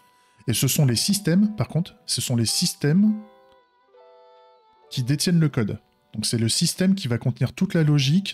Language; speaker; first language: French; native; French